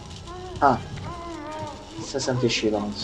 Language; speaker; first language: French; native; French